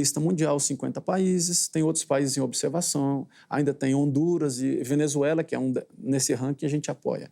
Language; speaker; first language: Portuguese; native; Portuguese